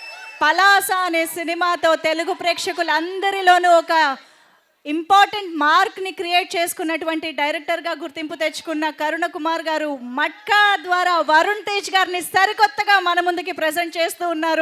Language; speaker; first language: Telugu; native; Telugu